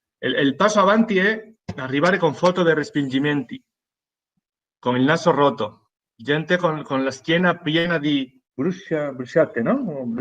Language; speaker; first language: Italian; non-native, fluent; Spanish